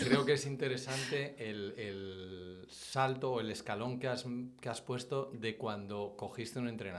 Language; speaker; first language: Spanish; native; Spanish